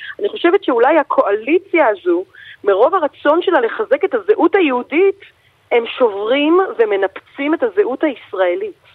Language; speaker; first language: Hebrew; native; Hebrew